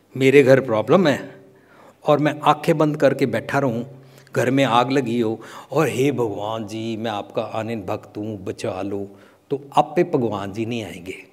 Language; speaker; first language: Hindi; non-native, local second language; Punjabi